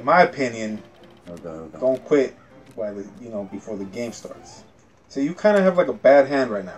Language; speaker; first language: English; native; English